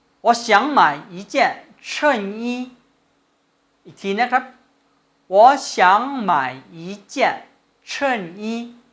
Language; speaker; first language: Chinese; non-native, fluent; Thai